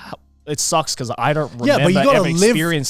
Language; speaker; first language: English; native; English